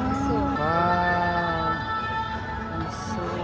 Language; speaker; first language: Japanese; non-native, learner; Filipino